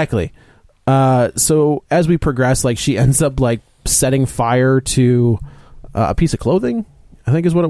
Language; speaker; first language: English; native; English